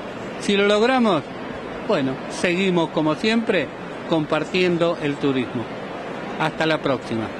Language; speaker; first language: Spanish; native; Spanish